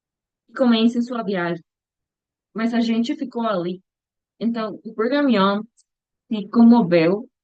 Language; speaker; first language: Portuguese; non-native, learner; Spanish